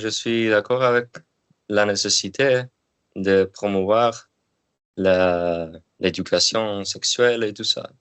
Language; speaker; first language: French; non-native, learner; Spanish